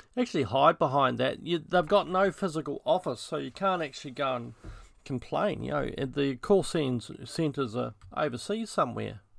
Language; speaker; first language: English; native; English